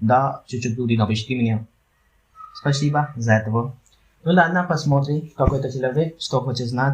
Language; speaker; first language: Russian; non-native, learner; Hindi